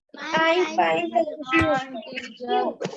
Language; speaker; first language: English; non-native, learner; Urdu